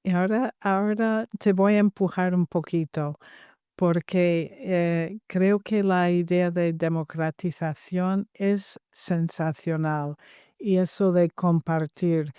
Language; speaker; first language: Spanish; non-native, fluent; English